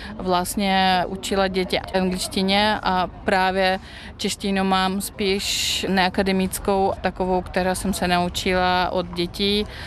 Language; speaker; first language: Czech; non-native, fluent; Russian